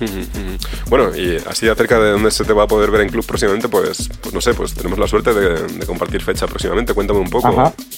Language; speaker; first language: Spanish; native; Spanish